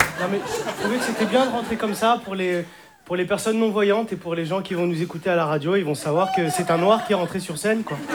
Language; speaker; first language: French; native; French